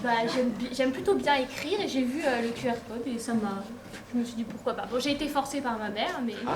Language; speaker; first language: French; native; French